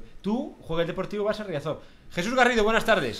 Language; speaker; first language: Spanish; native; Spanish